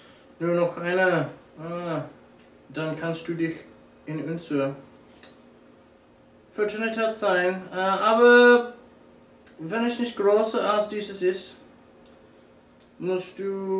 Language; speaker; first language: German; non-native, learner; English